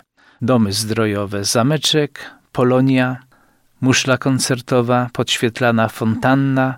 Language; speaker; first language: Polish; native; Polish